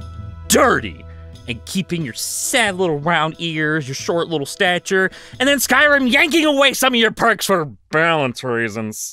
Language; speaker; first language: English; native; English